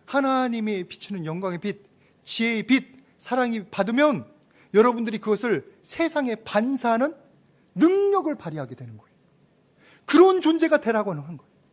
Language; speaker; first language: Korean; native; Korean